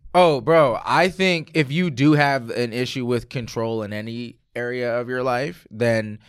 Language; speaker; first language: English; native; English